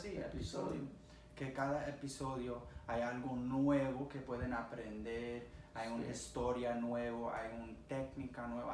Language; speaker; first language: Spanish; early bilingual, other home language; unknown